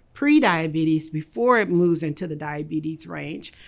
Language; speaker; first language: English; native; English